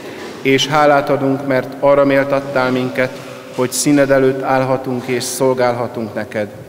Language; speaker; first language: Hungarian; native; Hungarian